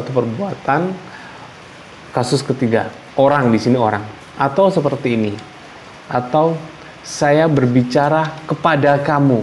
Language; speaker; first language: Indonesian; non-native, local second language; Javanese